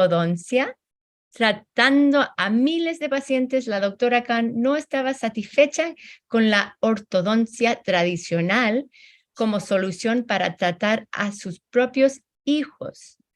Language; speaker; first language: Spanish; early bilingual, heritage; Spanish